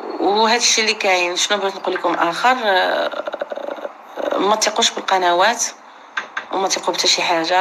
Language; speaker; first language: Arabic; native; Arabic